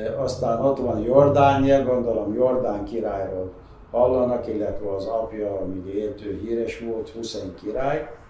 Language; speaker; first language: Hungarian; non-native, fluent; Arabic